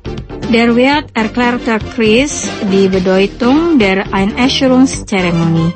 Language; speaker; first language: German; non-native, fluent; Indonesian